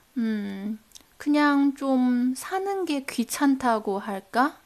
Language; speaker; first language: Korean; non-native, fluent; Chinese